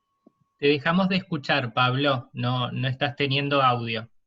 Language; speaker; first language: Spanish; native; Spanish